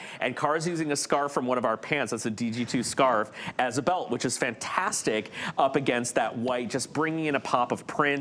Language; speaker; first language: English; native; English